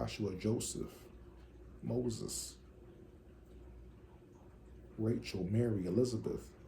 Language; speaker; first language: English; native; English